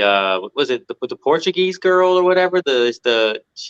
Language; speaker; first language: English; native; English